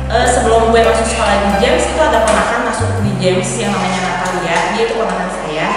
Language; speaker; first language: Indonesian; native; Indonesian